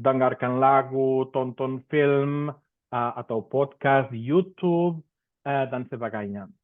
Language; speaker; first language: Indonesian; non-native, fluent; Spanish